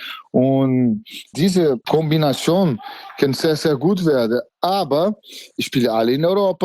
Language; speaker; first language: German; non-native, fluent; Portuguese